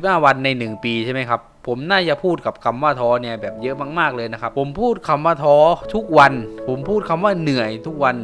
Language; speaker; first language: Thai; non-native, local second language; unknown